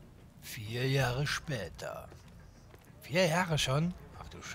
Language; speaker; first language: German; native; German